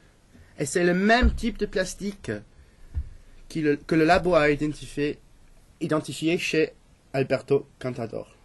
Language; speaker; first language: French; non-native, fluent; English